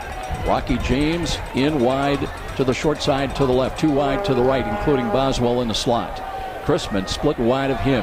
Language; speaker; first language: English; native; English